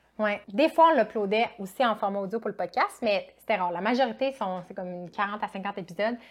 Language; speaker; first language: French; native; French